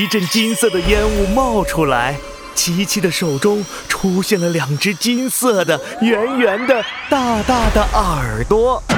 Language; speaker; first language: Chinese; native; Chinese